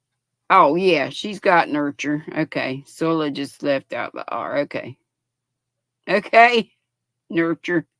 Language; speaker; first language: English; native; English